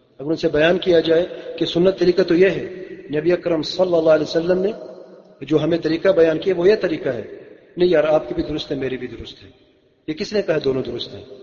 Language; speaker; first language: Urdu; non-native, local second language; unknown